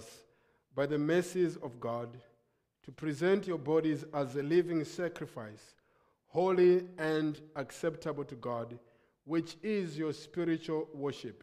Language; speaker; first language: English; non-native, local second language; Nyanja